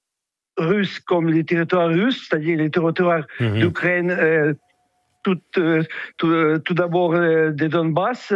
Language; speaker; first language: French; non-native, fluent; Russian